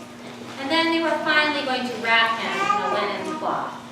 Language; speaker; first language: English; native; English